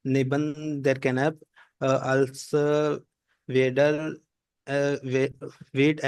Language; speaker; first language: German; non-native, learner; Urdu